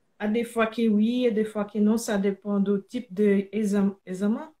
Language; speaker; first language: French; non-native, learner; Portuguese